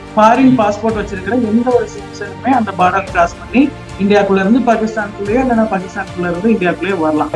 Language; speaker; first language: Tamil; native; Tamil